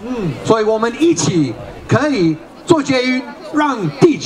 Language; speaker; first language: Chinese; non-native, fluent; English